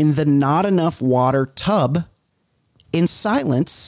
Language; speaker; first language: English; native; English